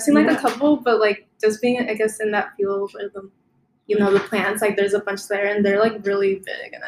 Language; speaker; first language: English; native; English